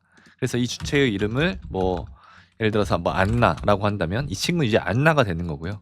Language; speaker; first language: Korean; native; Korean